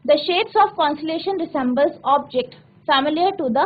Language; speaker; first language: English; non-native, local second language; Hindi